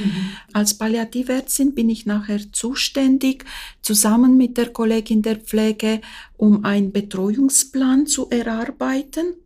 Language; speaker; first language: German; non-native, fluent; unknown